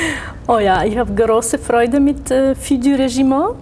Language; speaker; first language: German; non-native, fluent; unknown